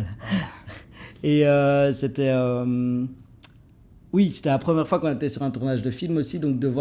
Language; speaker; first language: French; native; French